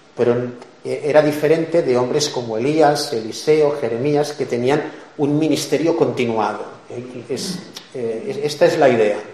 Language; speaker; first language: Spanish; non-native, local second language; Catalan